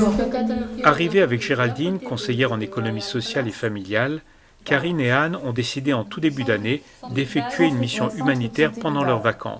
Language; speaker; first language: French; native; French